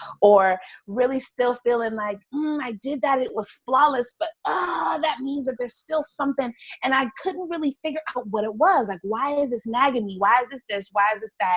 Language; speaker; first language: English; native; English